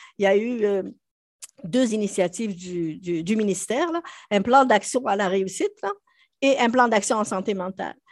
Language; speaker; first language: French; non-native, local second language; Arabic